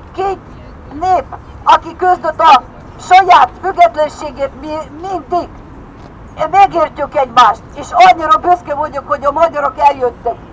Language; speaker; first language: Hungarian; non-native, fluent; Ukrainian